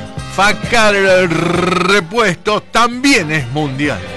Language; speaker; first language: Spanish; native; Spanish